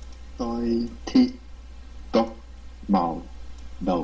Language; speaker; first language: Vietnamese; non-native, learner; Chinese